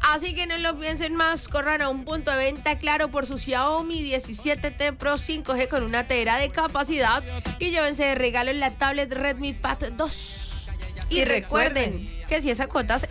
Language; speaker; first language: Spanish; native; Spanish